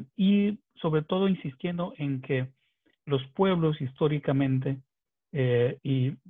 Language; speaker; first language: Spanish; non-native, local second language; Yucateco